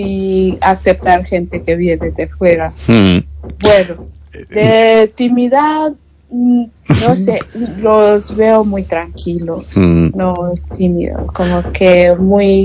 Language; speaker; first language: Spanish; non-native, learner; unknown